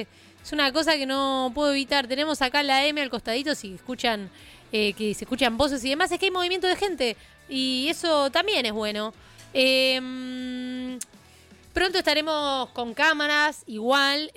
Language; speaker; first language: Spanish; native; Spanish